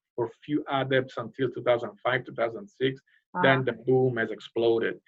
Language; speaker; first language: English; non-native, fluent; Italian